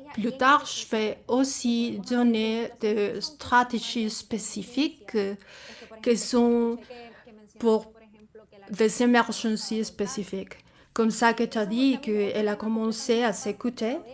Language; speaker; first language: French; non-native, fluent; Spanish